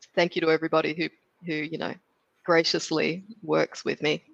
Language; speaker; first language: English; native; English